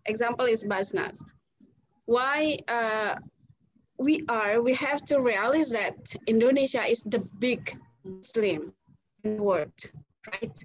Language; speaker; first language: English; non-native, fluent; Indonesian